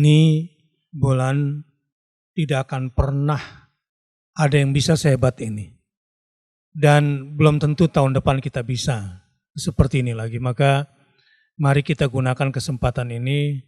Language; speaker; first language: Indonesian; native; Indonesian